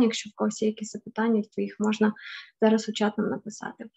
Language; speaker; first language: Ukrainian; native; Ukrainian